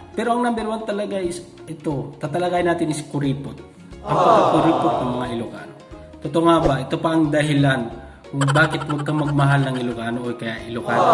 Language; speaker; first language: Filipino; non-native, local second language; Iloko